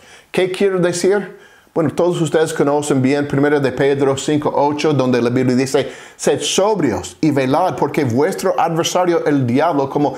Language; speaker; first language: Spanish; non-native, fluent; English